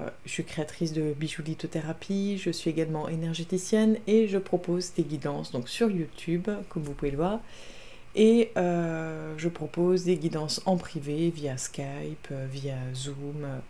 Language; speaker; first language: French; native; French